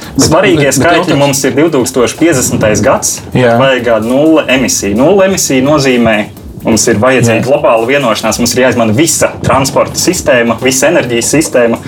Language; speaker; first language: Latvian; native; Latvian